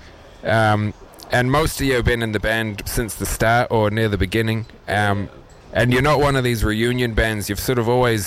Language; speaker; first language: English; native; English